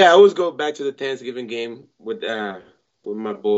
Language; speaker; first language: English; non-native, fluent; Spanish